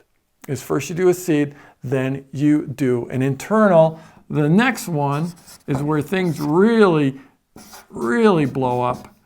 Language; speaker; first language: English; native; English